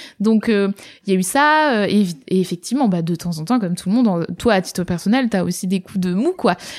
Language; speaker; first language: French; native; French